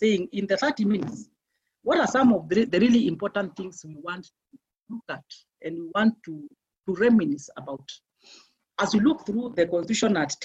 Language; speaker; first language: English; non-native, local second language; Meru